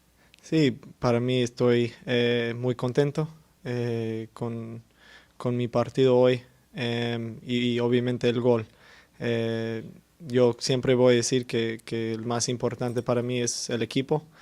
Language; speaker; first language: Spanish; early bilingual, heritage; English